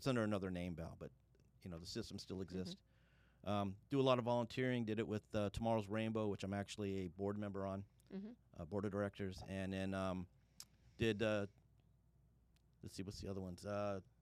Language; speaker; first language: English; native; English